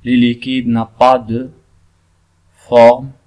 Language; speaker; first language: French; non-native, local second language; Arabic